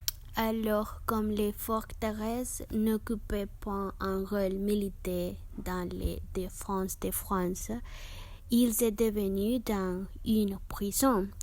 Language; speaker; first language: French; non-native, learner; Spanish